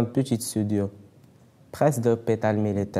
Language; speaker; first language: French; non-native, learner; Arabic